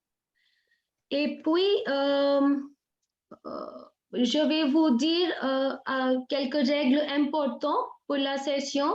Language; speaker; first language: French; non-native, fluent; Hindi